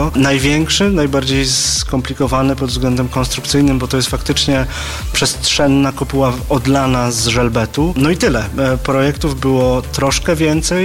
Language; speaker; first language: Polish; native; Polish